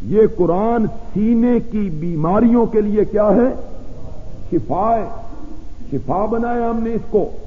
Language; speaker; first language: Urdu; non-native, local second language; Punjabi